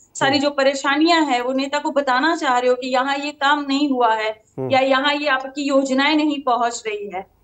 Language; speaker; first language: Hindi; non-native, local second language; Gujarati